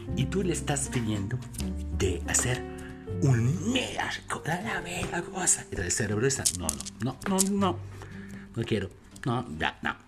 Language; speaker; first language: Spanish; non-native, learner; French